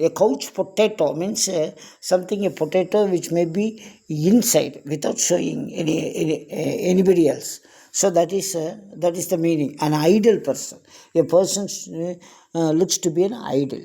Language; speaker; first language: English; non-native, local second language; Tamil